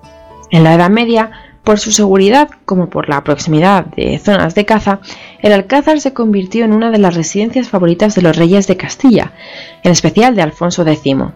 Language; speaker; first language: Spanish; native; Spanish